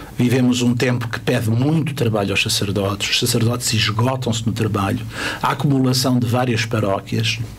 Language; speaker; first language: Portuguese; native; Portuguese